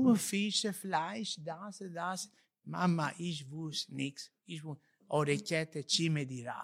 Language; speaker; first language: German; non-native, learner; Italian